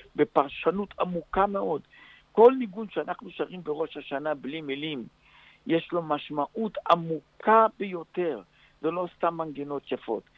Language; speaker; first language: Hebrew; native; Hebrew